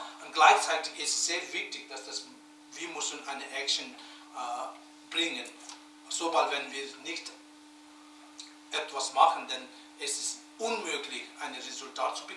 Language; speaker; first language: German; non-native, learner; Tibetan